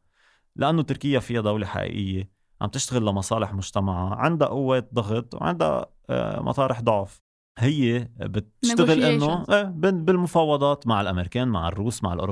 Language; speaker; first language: Arabic; native; Arabic